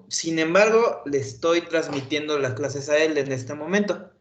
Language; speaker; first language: Spanish; native; Spanish